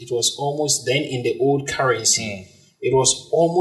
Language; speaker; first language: English; non-native, local second language; Akan